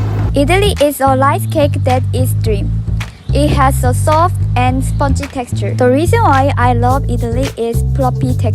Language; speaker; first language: English; non-native, learner; Korean